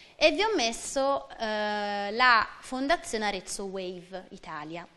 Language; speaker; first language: Italian; native; Italian